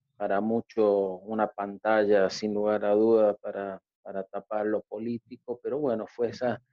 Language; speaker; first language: Spanish; native; Spanish